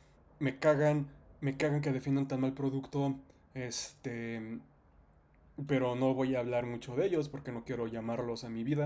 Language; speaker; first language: Spanish; native; Spanish